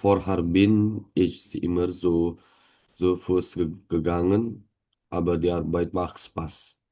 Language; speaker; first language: German; non-native, learner; Indonesian